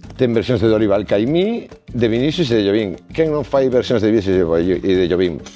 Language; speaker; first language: Galician; non-native, local second language; Spanish